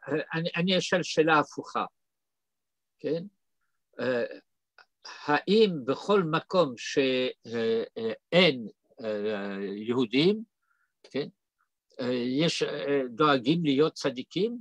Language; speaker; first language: Hebrew; non-native, fluent; French